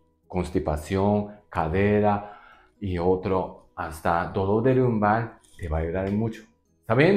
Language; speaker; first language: Spanish; non-native, learner; Japanese